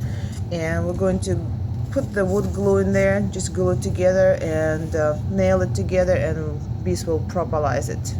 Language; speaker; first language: English; non-native, fluent; Russian